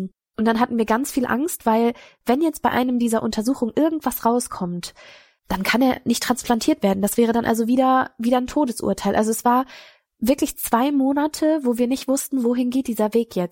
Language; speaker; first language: German; native; German